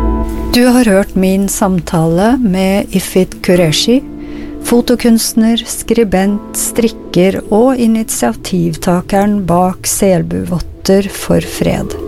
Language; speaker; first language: Norwegian; native; Norwegian